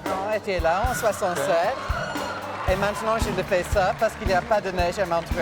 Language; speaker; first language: French; non-native, fluent; English